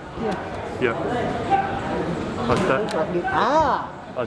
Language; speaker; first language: English; native; English